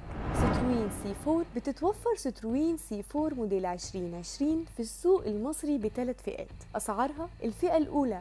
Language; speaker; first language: Arabic; native; Arabic